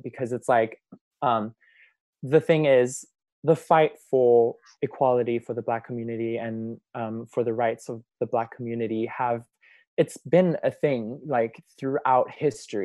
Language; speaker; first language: English; native; English